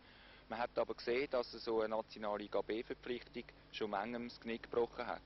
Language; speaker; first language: German; native; German